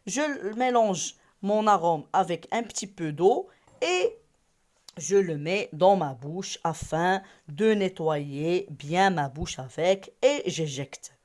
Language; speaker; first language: French; non-native, local second language; Arabic